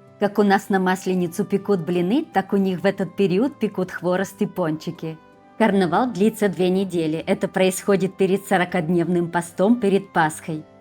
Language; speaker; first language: Russian; native; Russian